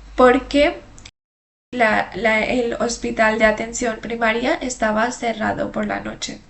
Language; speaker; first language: Spanish; non-native, fluent; Hindi